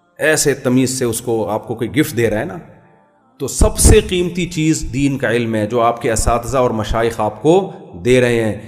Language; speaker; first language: Urdu; non-native, local second language; Pashto